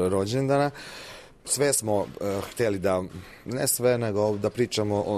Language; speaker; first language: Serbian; non-native, local second language; Hungarian